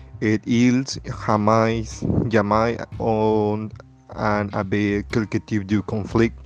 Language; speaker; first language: French; non-native, learner; Spanish